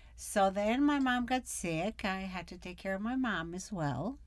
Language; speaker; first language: English; early bilingual, other home language; Spanish